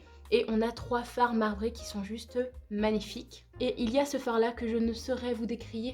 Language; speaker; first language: French; native; French